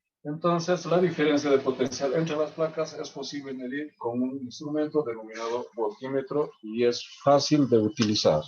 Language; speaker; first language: Spanish; native; Spanish